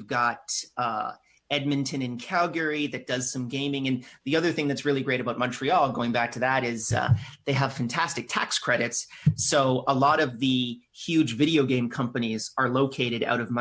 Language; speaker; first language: English; native; English